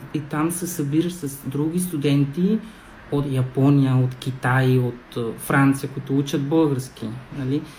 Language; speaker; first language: Bulgarian; non-native, fluent; Spanish